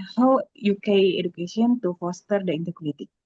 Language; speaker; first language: English; non-native, learner; Indonesian